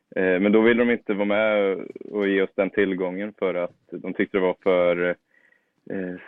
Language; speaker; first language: Swedish; native; Swedish